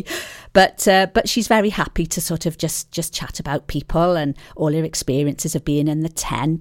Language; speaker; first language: English; native; English